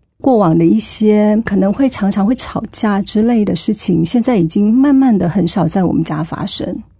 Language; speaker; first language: Chinese; native; Chinese